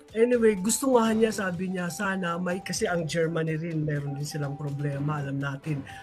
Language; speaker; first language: Filipino; non-native, local second language; Waray